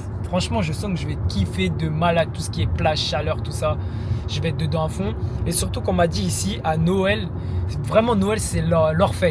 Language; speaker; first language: French; native; French